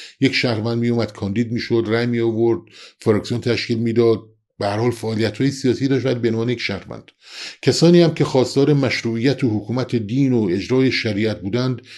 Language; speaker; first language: Persian; non-native, local second language; Central Kurdish